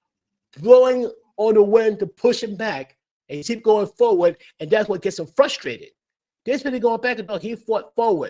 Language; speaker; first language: English; native; English